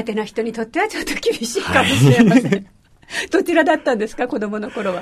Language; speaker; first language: Japanese; native; Japanese